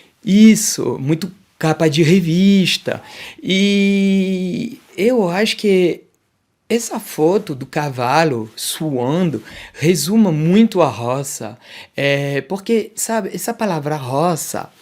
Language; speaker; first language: Portuguese; non-native, fluent; French